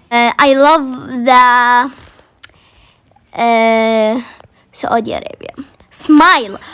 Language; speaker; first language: English; non-native, learner; Arabic